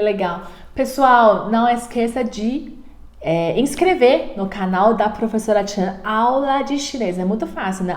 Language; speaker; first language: Portuguese; non-native, learner; Chinese